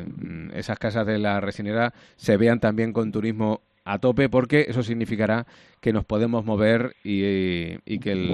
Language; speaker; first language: Spanish; native; Spanish